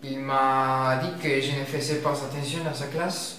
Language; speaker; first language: French; non-native, learner; Spanish